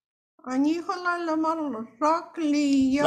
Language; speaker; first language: Hebrew; non-native, fluent; Russian